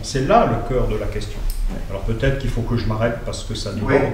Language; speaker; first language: French; native; French